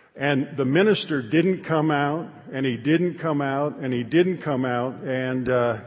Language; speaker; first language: English; native; English